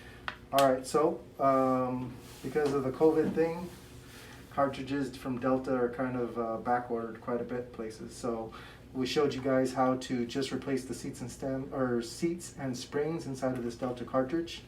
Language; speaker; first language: English; native; English